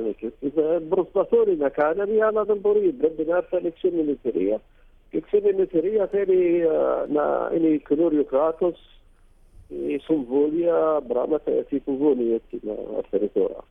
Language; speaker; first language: Greek; non-native, learner; Arabic